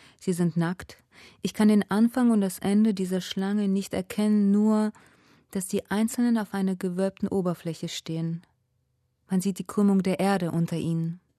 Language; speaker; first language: German; early bilingual, other home language; Russian